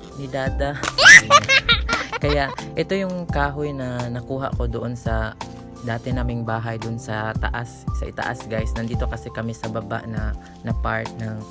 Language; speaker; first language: Filipino; non-native, local second language; Cebuano